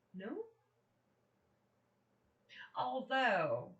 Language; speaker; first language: English; native; English